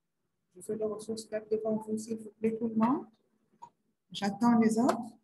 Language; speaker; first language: French; non-native, learner; Arabic